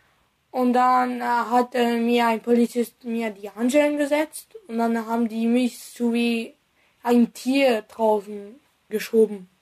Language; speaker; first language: German; early bilingual, other home language; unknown